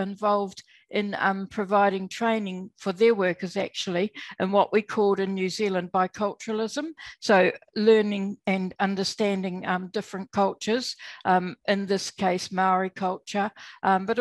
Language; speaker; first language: English; native; English